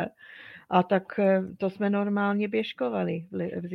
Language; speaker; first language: Czech; non-native, fluent; English